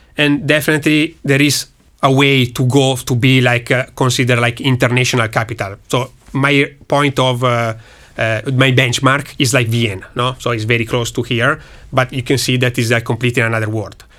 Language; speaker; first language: English; non-native, learner; Italian